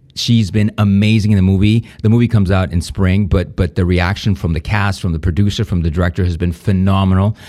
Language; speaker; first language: English; non-native, fluent; Spanish